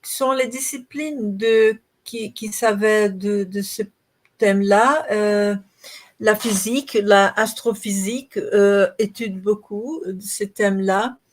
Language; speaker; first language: French; non-native, learner; Portuguese